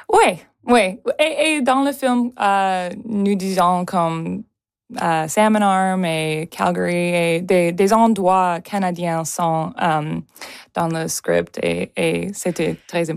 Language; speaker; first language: French; non-native, local second language; English